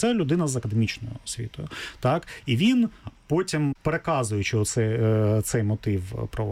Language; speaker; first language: Ukrainian; native; Ukrainian